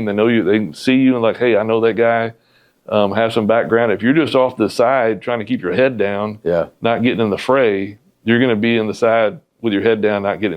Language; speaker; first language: English; native; English